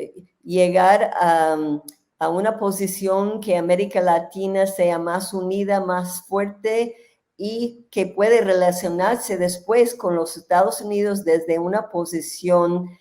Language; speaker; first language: Spanish; non-native, fluent; English